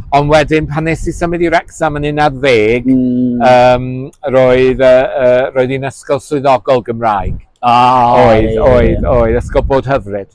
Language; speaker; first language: Welsh; native; Welsh